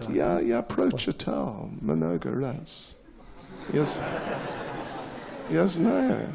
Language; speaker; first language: Russian; non-native, learner; English